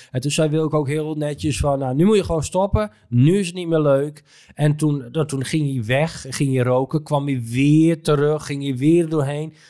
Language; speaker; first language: Dutch; native; Dutch